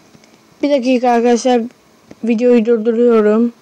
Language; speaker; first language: Turkish; native; Turkish